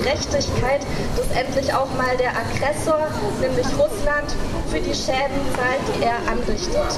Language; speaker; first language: German; native; German